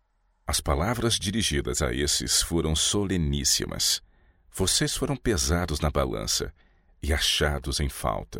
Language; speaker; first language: Portuguese; native; Portuguese